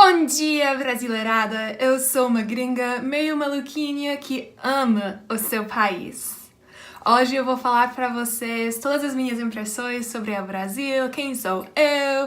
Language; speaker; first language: Portuguese; non-native, fluent; English